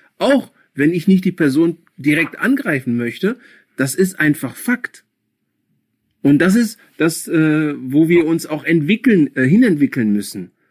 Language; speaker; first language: German; early bilingual, other home language; Akan